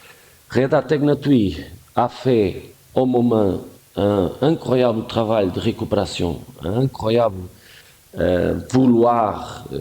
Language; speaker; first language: French; non-native, fluent; Portuguese